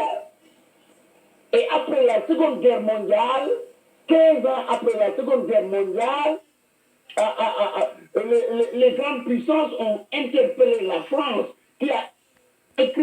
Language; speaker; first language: French; non-native, local second language; Wolof